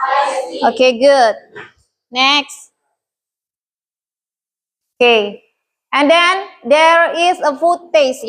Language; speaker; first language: English; non-native, learner; Indonesian